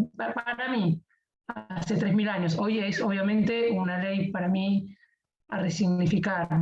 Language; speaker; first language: Spanish; native; Spanish